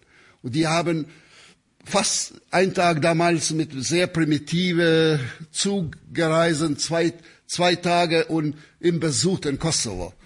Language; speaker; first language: German; non-native, fluent; Albanian